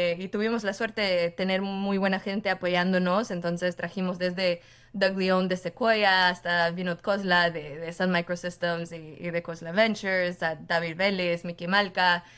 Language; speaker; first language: Spanish; non-native, fluent; Portuguese